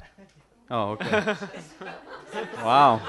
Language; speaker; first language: Russian; non-native, fluent; English